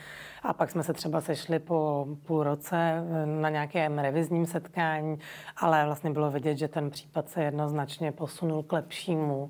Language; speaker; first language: Czech; native; Czech